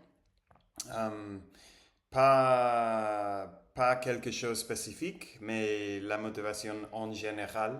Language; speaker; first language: French; non-native, learner; English